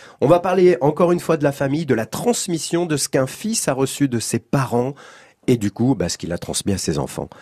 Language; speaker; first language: French; native; French